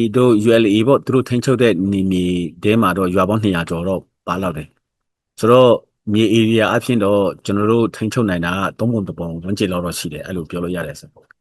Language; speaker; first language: Burmese; non-native, local second language; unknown